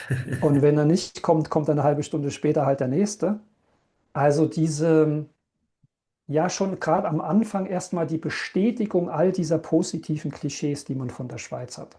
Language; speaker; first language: German; native; German